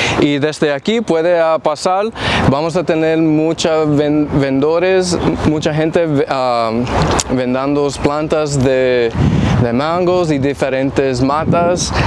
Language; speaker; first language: Spanish; early bilingual, heritage; English